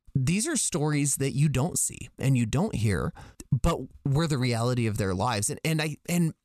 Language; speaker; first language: English; native; English